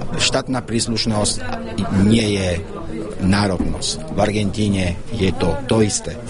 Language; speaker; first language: Slovak; non-native, fluent; Spanish